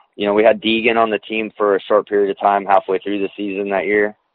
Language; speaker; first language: English; native; English